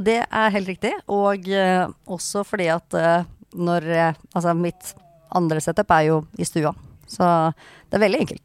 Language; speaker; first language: Norwegian; native; Norwegian